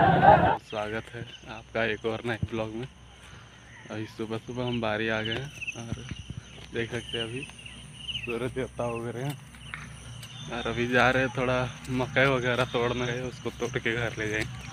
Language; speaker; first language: Hindi; native; Hindi